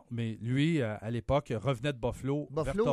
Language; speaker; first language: French; native; French